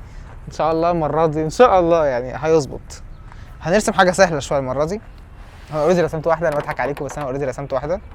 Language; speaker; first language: Arabic; native; Arabic